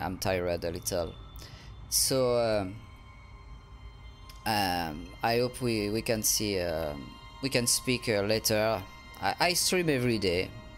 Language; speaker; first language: English; non-native, learner; French